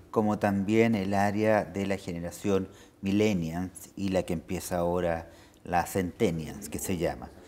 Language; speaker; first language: Spanish; native; Spanish